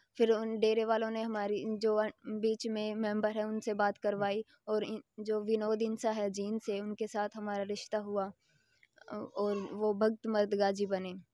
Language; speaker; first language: Hindi; native; Hindi